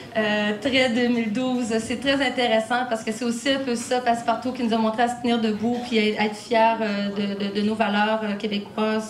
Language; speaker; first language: French; native; French